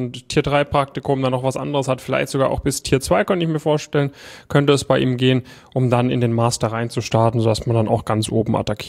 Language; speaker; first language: German; native; German